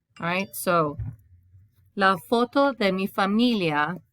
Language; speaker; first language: Spanish; non-native, fluent; English